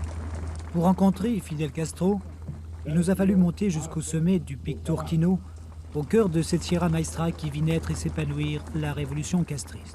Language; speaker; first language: French; native; French